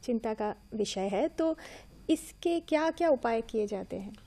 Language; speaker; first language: Hindi; non-native, local second language; Bangla